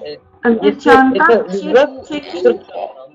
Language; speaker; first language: Turkish; non-native, learner; Russian